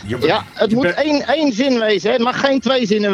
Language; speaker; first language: Dutch; native; Dutch